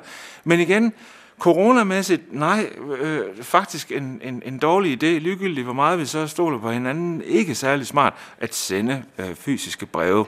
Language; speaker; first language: Danish; native; Danish